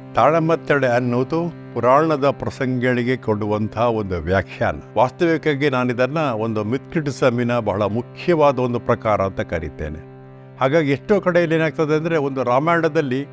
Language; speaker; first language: Kannada; native; Kannada